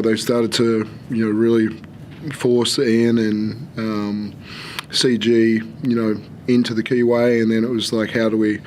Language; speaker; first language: English; native; English